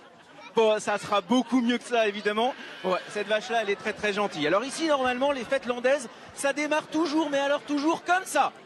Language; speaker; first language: French; native; French